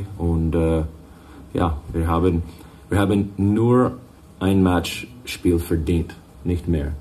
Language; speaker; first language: German; non-native, fluent; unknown